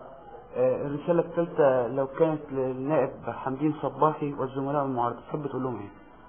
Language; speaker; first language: Arabic; native; Arabic